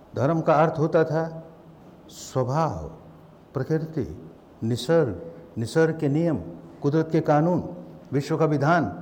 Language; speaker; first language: Hindi; early bilingual, heritage; Hindi